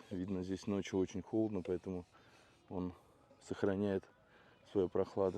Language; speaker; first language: Russian; native; Russian